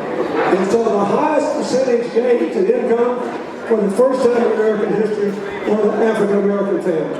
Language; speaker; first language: English; native; English